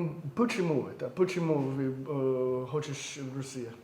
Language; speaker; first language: Russian; non-native, learner; English